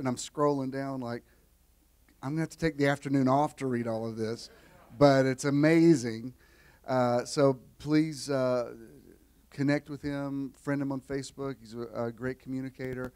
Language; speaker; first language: English; native; English